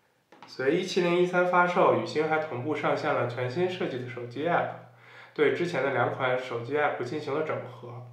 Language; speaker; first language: Chinese; native; Chinese